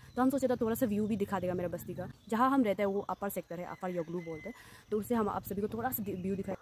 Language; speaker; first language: Hindi; non-native, local second language; Nyishi